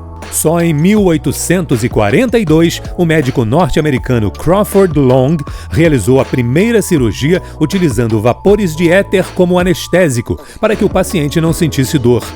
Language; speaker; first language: Portuguese; native; Portuguese